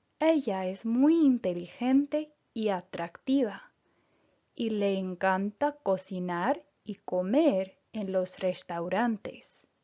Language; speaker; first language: Spanish; non-native, fluent; English